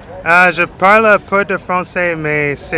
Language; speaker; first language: French; non-native, learner; English